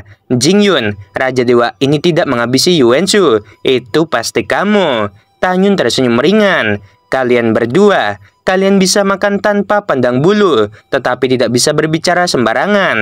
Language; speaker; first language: Indonesian; native; Indonesian